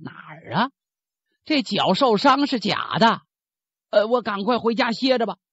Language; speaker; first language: Chinese; native; Chinese